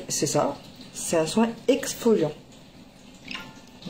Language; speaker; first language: French; native; French